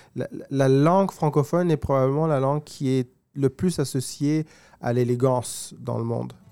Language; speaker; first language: French; non-native, local second language; Kinyarwanda